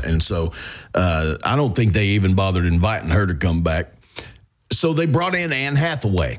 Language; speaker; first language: English; native; English